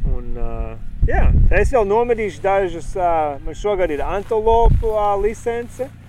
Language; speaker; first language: Latvian; early bilingual, heritage; Latvian